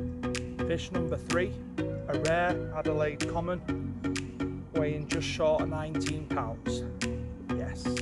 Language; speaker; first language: English; native; English